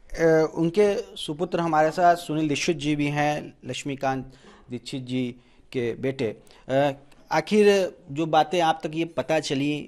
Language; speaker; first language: Hindi; native; Hindi